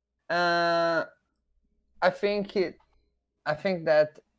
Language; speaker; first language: English; non-native, learner; Portuguese